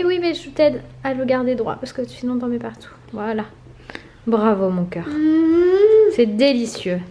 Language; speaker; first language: French; native; French